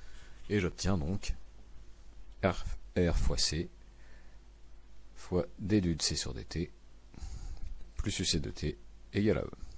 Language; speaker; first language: French; native; French